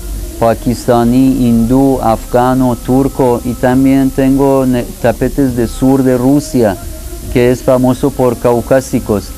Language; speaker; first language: Spanish; non-native, fluent; Persian